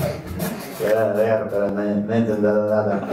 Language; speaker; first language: Spanish; non-native, learner; Polish